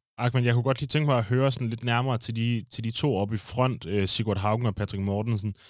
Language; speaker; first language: Danish; native; Danish